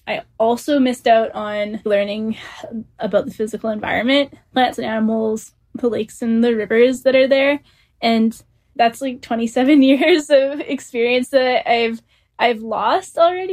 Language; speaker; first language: English; native; English